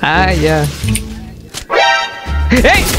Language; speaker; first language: Spanish; native; Spanish